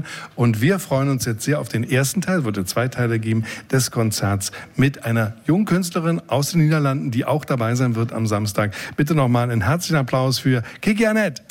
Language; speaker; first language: German; native; German